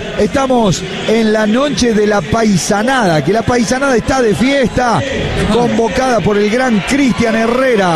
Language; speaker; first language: Spanish; native; Spanish